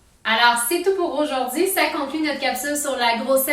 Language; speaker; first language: French; native; French